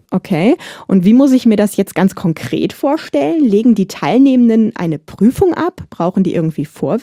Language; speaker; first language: German; native; German